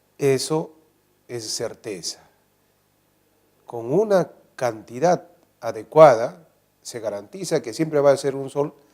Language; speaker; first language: Spanish; native; Spanish